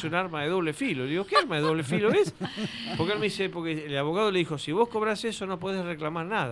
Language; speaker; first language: Spanish; native; Spanish